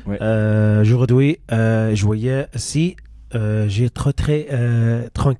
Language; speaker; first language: French; non-native, learner; Arabic